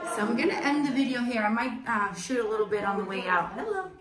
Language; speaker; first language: English; native; English